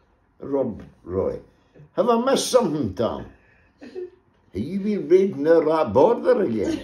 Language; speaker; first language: English; native; English